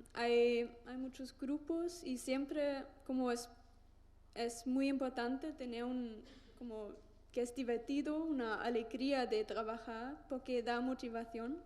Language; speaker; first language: Spanish; non-native, learner; German